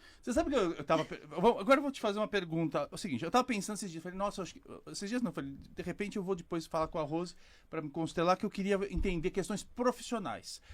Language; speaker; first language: Portuguese; native; Portuguese